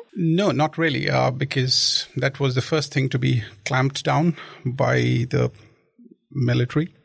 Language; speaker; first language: English; non-native, local second language; Kashmiri